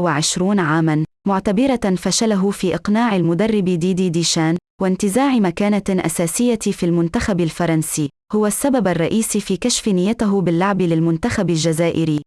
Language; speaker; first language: Arabic; native; Arabic